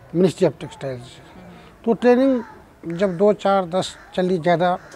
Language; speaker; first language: Hindi; native; Hindi